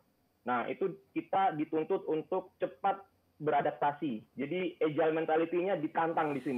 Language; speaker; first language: Indonesian; native; Indonesian